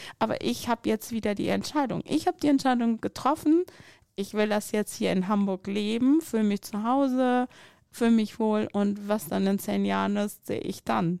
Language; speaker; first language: German; non-native, fluent; Persian